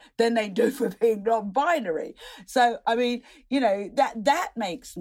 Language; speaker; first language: English; native; English